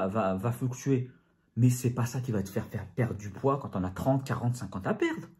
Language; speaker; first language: French; native; French